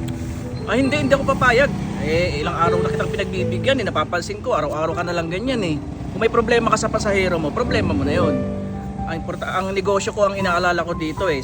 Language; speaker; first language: Filipino; native; Filipino